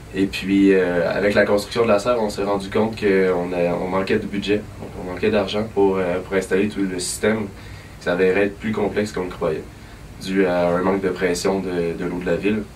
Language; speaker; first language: French; native; French